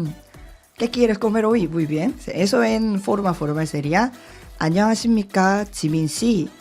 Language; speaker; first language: Spanish; non-native, learner; Korean